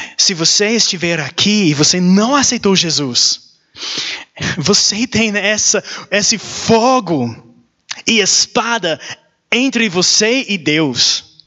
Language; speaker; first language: Portuguese; non-native, learner; English